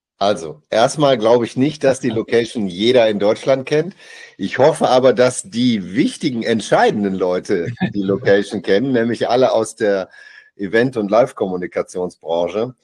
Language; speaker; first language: German; native; German